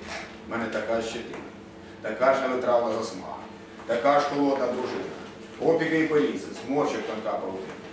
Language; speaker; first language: Ukrainian; native; Ukrainian